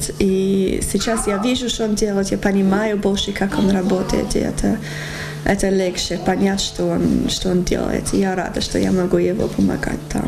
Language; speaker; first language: Russian; non-native, learner; English